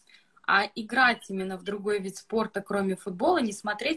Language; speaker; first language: Russian; native; Russian